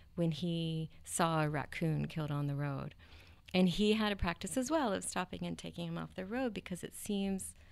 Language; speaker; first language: English; native; English